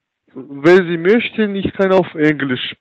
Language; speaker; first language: German; non-native, learner; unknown